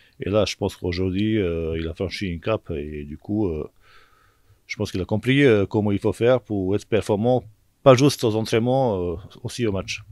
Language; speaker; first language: French; non-native, fluent; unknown